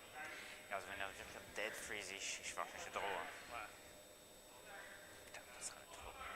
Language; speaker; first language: German; non-native, fluent; French